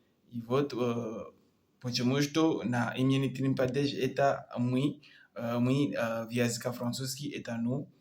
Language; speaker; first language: Russian; non-native, learner; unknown